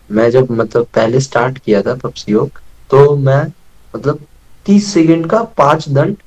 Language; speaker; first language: Hindi; non-native, local second language; Bangla